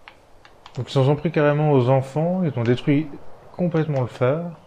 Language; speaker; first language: French; native; French